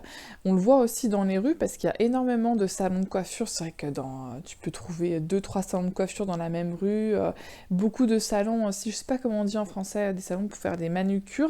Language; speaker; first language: French; native; French